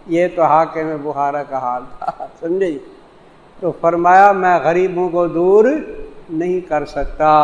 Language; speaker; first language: Urdu; non-native, local second language; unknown